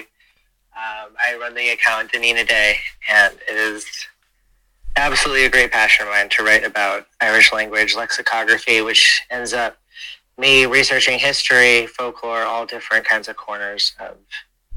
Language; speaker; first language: English; native; English